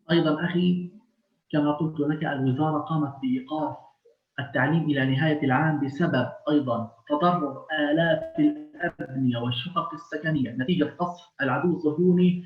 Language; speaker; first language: Arabic; native; Arabic